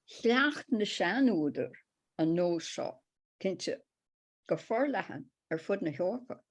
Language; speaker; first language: Irish; native; Irish